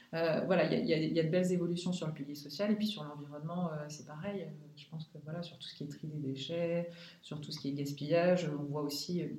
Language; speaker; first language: French; native; French